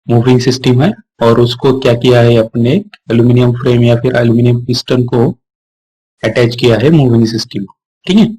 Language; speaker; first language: Hindi; non-native, local second language; Marathi